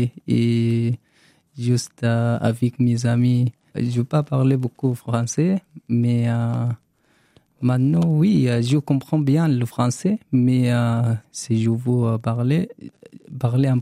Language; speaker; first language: French; non-native, learner; Arabic